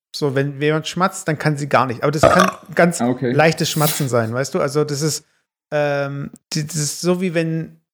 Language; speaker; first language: German; early bilingual, other home language; Turkish